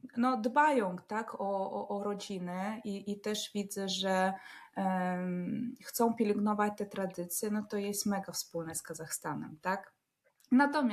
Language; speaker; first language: Polish; non-native, fluent; Russian